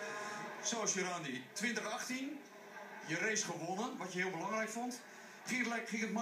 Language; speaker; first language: Dutch; native; Dutch